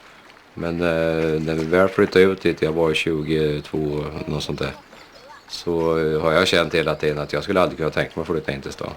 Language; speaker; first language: Swedish; native; Swedish